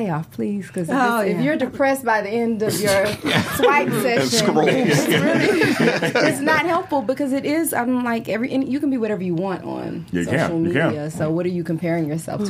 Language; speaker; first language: English; native; English